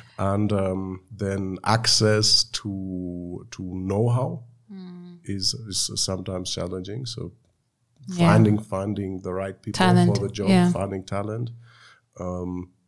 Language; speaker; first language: English; non-native, fluent; German